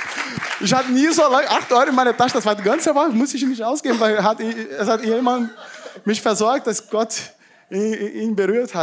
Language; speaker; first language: German; non-native, fluent; Portuguese